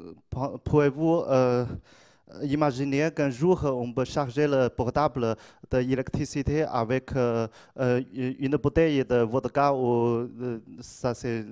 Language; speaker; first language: French; non-native, learner; Chinese